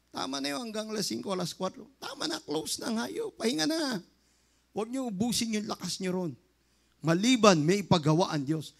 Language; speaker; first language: Filipino; native; Filipino